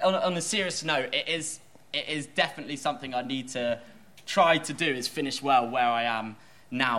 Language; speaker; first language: English; native; English